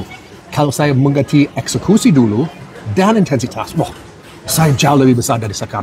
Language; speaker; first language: Indonesian; non-native, fluent; English